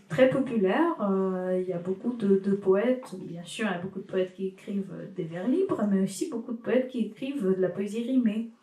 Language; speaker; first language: French; non-native, fluent; Ukrainian